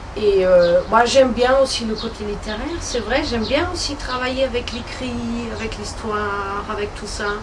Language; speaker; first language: French; non-native, fluent; German